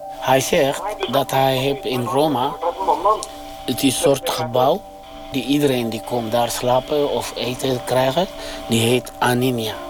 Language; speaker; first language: Dutch; non-native, learner; Tigrinya